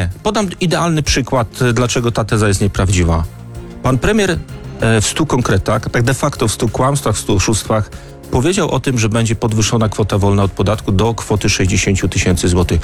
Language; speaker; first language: Polish; native; Polish